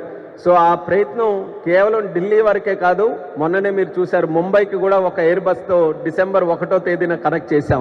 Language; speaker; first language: Telugu; native; Telugu